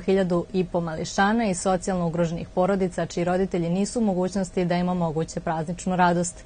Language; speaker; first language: Serbian; native; Serbian